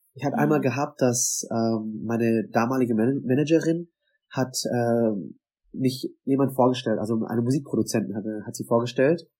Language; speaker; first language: German; native; German